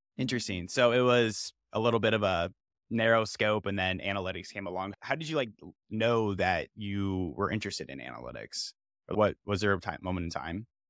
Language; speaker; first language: English; native; English